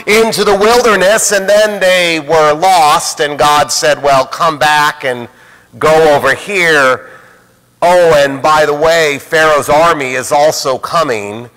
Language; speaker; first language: English; native; English